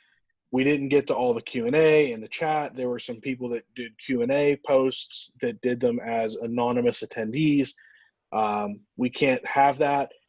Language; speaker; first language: English; native; English